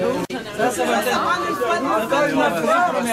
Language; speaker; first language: French; non-native, learner; Arabic